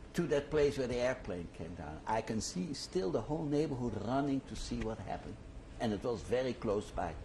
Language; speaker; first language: English; non-native, fluent; Dutch